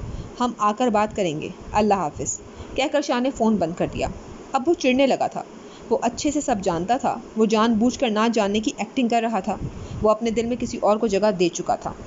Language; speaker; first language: Urdu; native; Urdu